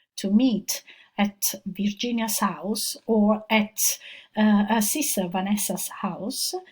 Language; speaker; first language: English; non-native, fluent; Italian